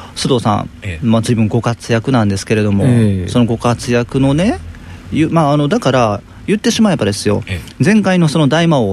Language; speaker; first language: Japanese; native; Japanese